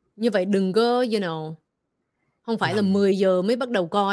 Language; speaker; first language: Vietnamese; early bilingual, heritage; Vietnamese